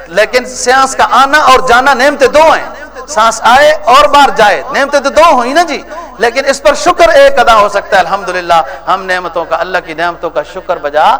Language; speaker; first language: Urdu; non-native, local second language; Punjabi